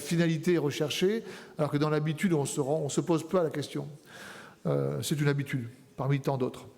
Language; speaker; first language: French; native; French